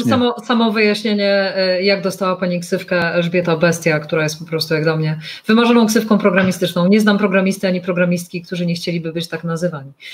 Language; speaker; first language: Polish; native; Polish